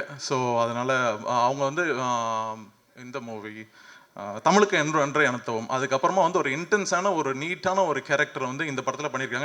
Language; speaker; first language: Tamil; native; Tamil